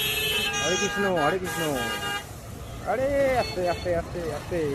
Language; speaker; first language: Hindi; non-native, local second language; Bangla